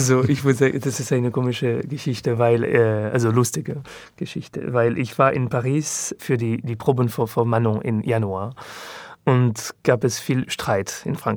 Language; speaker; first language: German; non-native, learner; French